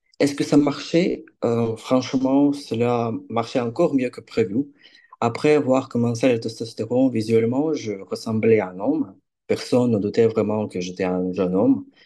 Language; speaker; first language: French; non-native, fluent; Ukrainian